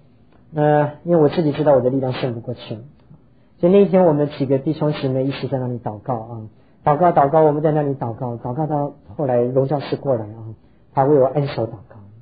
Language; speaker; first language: Chinese; native; Chinese